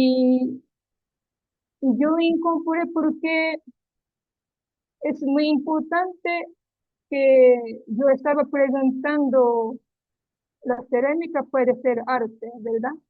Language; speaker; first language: Spanish; non-native, learner; Japanese